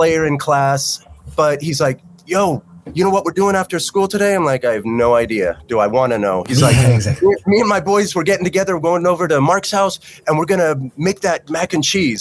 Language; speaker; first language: English; native; English